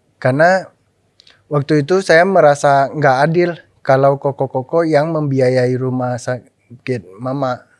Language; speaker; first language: Indonesian; non-native, local second language; Min Nan Chinese